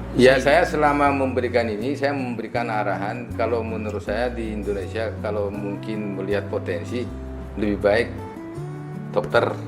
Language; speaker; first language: Indonesian; non-native, fluent; Korean